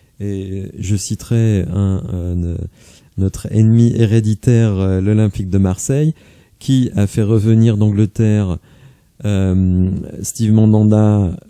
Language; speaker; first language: French; native; French